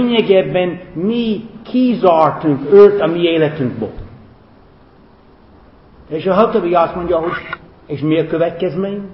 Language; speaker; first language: Hungarian; non-native, fluent; English